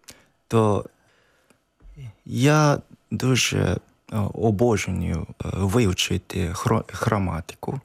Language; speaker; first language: Ukrainian; non-native, learner; Japanese